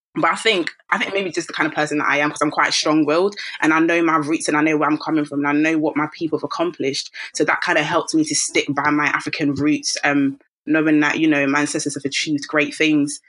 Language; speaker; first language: English; early bilingual, other home language; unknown